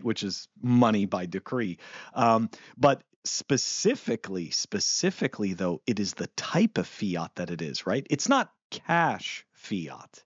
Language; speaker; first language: English; native; English